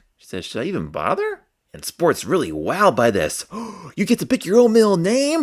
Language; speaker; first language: English; native; English